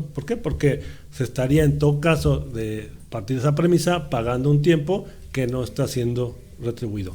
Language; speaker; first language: Spanish; native; Spanish